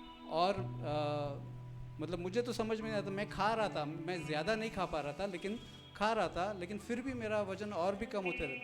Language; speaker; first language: Hindi; non-native, local second language; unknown